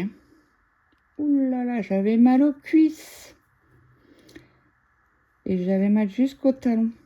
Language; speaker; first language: French; native; French